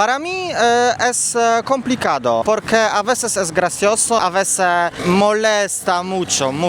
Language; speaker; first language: Spanish; non-native, learner; Polish